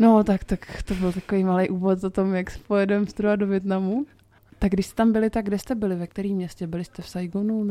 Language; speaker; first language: Czech; native; Czech